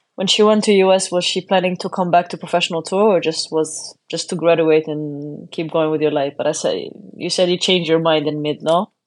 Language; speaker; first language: English; non-native, fluent; Arabic